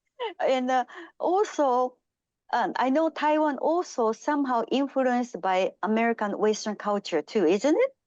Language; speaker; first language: English; non-native, fluent; Japanese